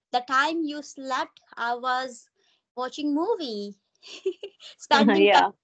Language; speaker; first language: English; non-native, local second language; Hindi